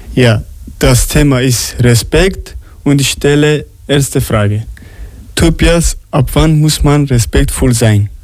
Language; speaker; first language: German; non-native, learner; Arabic